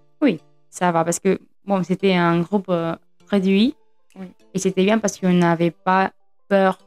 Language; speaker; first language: French; non-native, fluent; Spanish